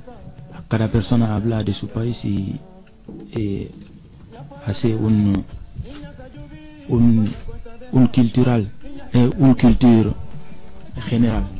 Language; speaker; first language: Spanish; non-native, learner; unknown